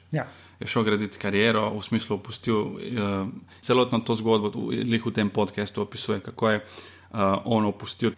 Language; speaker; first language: Slovenian; native; Slovenian